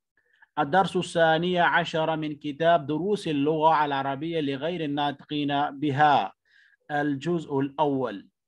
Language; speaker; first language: Arabic; non-native, fluent; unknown